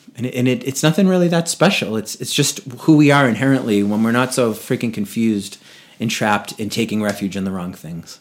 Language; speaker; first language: English; native; English